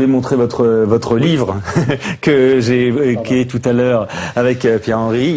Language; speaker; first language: French; native; French